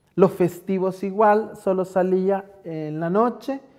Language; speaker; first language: Spanish; native; Spanish